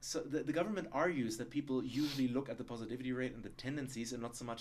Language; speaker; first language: English; non-native, fluent; German